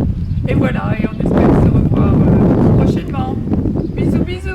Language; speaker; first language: French; native; French